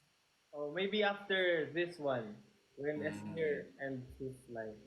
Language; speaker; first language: English; non-native, local second language; Filipino